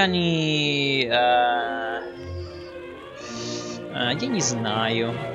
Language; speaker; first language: Russian; non-native, learner; English